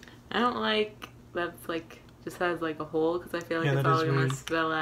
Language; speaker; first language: English; native; English